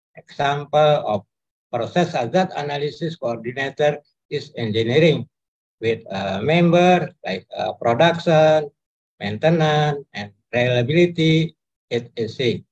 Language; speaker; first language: English; non-native, learner; Indonesian